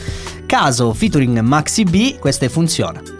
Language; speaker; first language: Italian; native; Italian